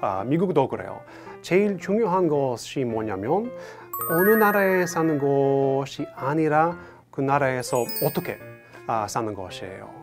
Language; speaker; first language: Korean; non-native, fluent; English